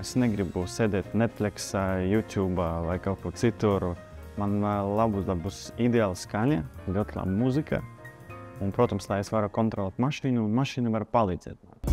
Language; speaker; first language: Latvian; non-native, local second language; Russian